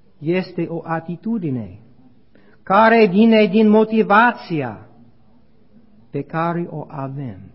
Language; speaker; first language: Romanian; non-native, learner; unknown